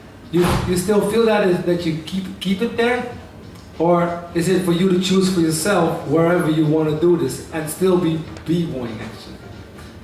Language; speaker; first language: English; non-native, fluent; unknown